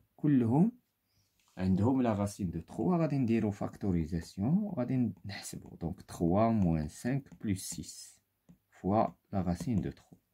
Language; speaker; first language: French; non-native, local second language; Arabic